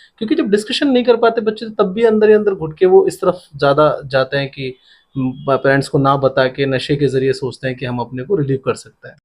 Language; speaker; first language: Hindi; native; Hindi